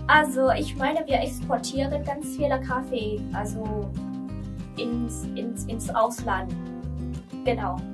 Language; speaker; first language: German; non-native, learner; Vietnamese